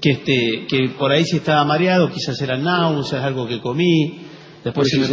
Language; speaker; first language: Spanish; native; Spanish